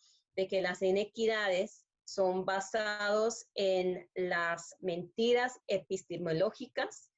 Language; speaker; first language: Spanish; non-native, fluent; English